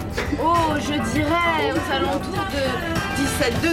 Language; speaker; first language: French; native; French